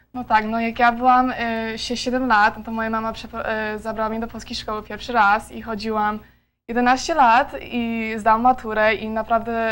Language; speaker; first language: Polish; early bilingual, heritage; Polish